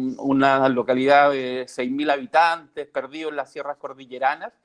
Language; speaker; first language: Spanish; native; Spanish